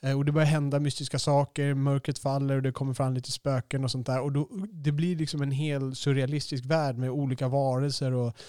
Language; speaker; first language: Swedish; native; Swedish